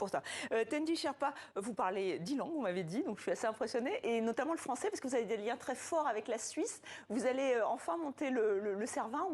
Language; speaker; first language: French; native; French